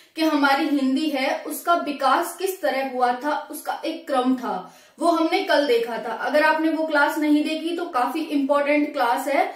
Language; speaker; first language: Hindi; native; Hindi